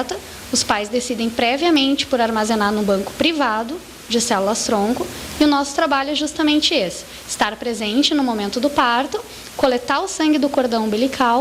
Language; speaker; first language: Portuguese; native; Portuguese